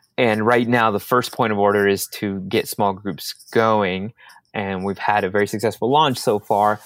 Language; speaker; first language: English; early bilingual, other home language; Spanish